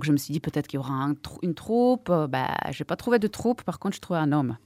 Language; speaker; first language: French; non-native, fluent; Czech